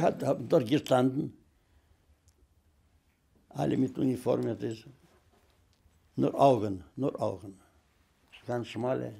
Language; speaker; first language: German; non-native, fluent; Russian